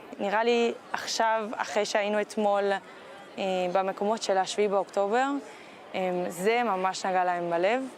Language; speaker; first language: Hebrew; non-native, fluent; German